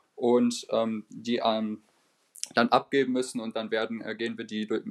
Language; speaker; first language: German; native; German